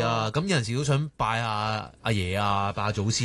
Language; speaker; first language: Cantonese; native; Cantonese